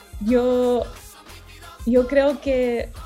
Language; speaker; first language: Spanish; early bilingual, heritage; Spanish